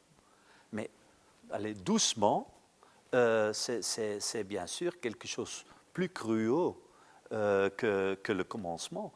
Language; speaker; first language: French; non-native, local second language; Dutch